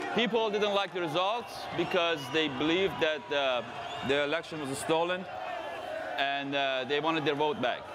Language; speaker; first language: English; non-native, fluent; Persian